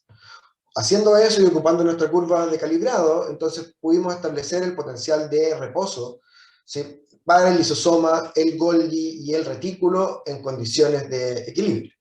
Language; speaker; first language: Spanish; native; Spanish